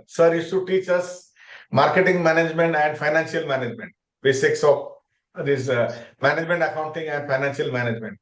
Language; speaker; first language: English; non-native, local second language; Marathi